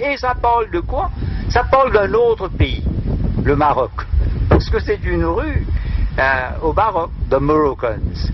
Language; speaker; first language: French; non-native, local second language; Morisyen